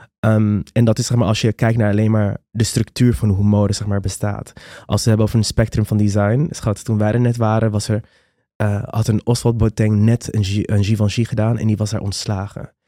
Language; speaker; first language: Dutch; non-native, local second language; Papiamento